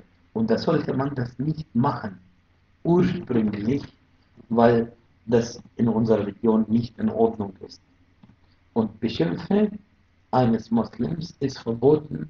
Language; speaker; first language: German; non-native, fluent; Arabic